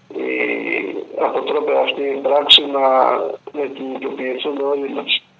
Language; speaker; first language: Greek; native; Greek